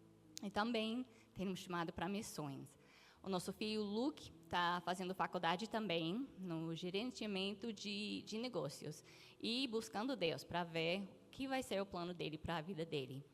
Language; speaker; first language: Portuguese; non-native, fluent; English